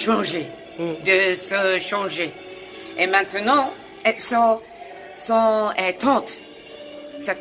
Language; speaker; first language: French; non-native, learner; English